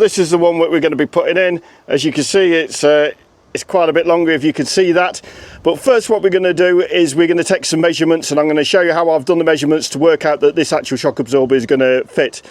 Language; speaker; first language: English; native; English